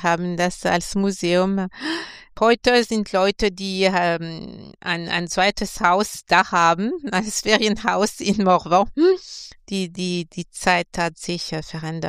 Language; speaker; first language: German; non-native, fluent; French